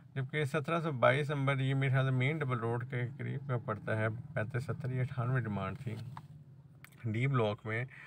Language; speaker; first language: Urdu; native; Urdu